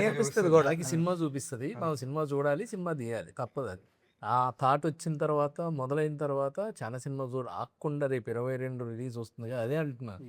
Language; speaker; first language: Telugu; native; Telugu